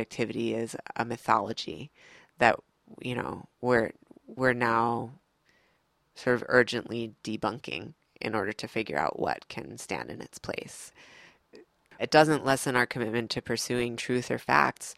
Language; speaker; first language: English; native; English